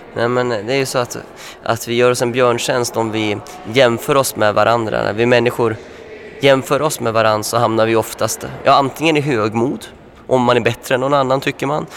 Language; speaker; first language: Swedish; native; Swedish